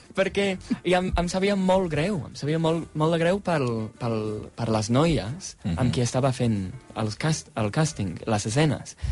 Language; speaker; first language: Catalan; non-native, fluent; English